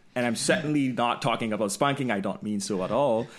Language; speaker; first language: English; non-native, local second language; Akan